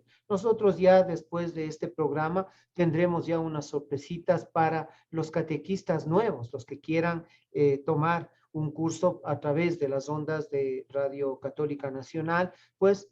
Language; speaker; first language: Spanish; native; Spanish